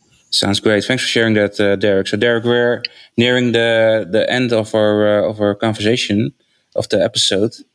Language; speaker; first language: English; non-native, fluent; Dutch